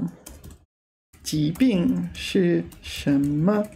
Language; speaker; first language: Chinese; non-native, learner; English